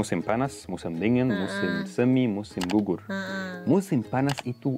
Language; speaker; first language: Indonesian; non-native, fluent; Arabic